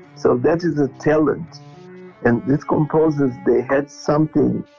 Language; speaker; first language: English; non-native, fluent; Portuguese